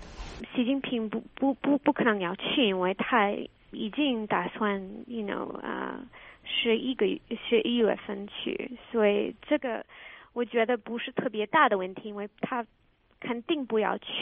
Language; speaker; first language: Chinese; non-native, fluent; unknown